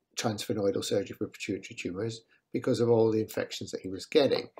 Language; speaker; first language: English; native; English